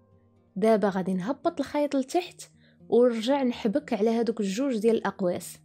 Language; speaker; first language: Arabic; native; Arabic